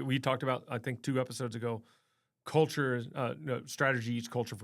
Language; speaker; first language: English; native; English